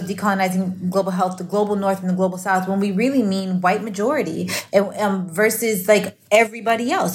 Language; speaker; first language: English; native; English